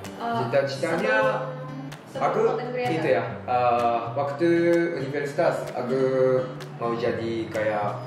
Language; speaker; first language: Indonesian; non-native, learner; Japanese